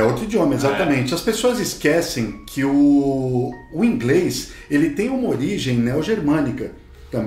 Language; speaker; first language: Portuguese; native; Portuguese